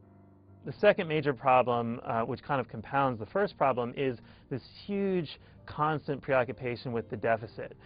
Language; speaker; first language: English; native; English